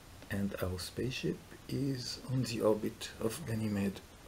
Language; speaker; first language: English; non-native, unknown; French